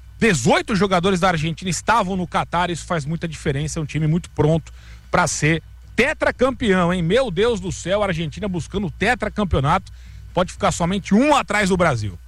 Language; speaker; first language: Portuguese; native; Portuguese